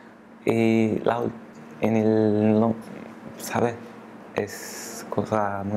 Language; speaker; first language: Spanish; non-native, learner; Arabic